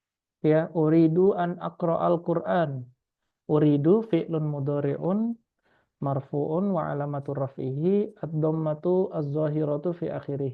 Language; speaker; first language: Arabic; non-native, fluent; Indonesian